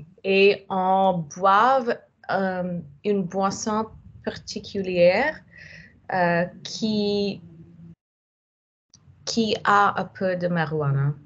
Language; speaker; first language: French; non-native, learner; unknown